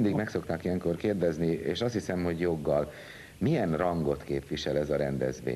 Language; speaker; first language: Hungarian; native; Hungarian